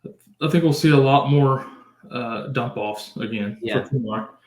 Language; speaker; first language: English; native; English